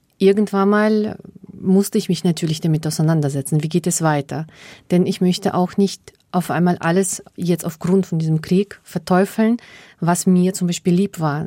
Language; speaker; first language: German; early bilingual, other home language; Russian